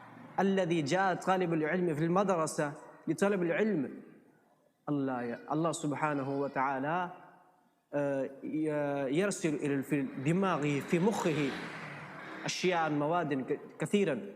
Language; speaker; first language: Arabic; non-native, learner; Urdu